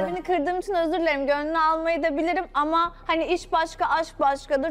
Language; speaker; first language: Turkish; native; Turkish